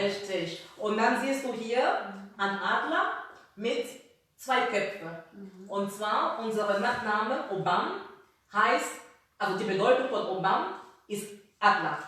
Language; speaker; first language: German; non-native, fluent; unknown